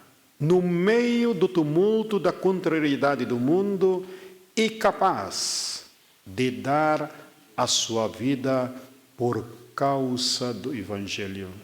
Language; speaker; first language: Portuguese; non-native, fluent; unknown